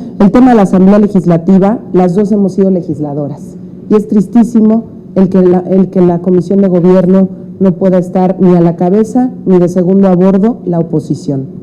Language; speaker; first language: Spanish; native; Spanish